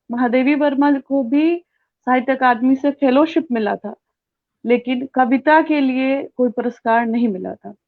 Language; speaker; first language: Hindi; native; Hindi